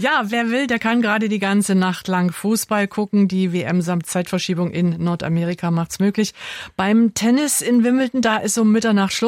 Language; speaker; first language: German; native; German